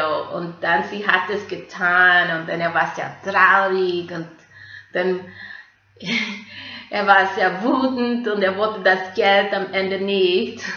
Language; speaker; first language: German; non-native, fluent; English